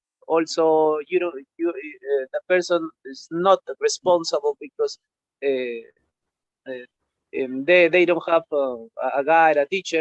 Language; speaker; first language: English; non-native, learner; Spanish